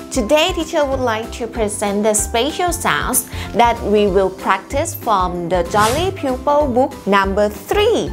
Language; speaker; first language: English; non-native, fluent; Thai